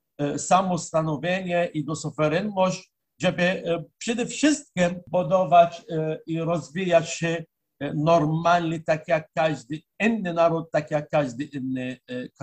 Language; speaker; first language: Polish; non-native, fluent; Arabic